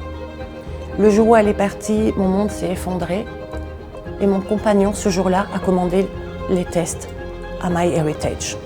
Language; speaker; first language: French; native; French